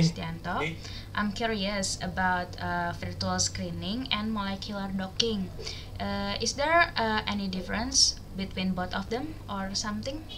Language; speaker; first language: English; non-native, learner; Indonesian